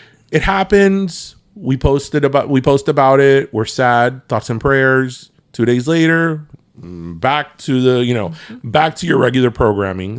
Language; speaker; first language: English; early bilingual, other home language; Spanish